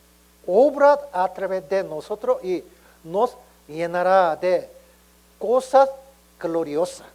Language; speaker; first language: Spanish; non-native, learner; Korean